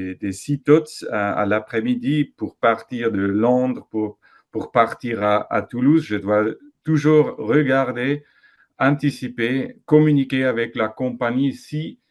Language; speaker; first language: French; non-native, fluent; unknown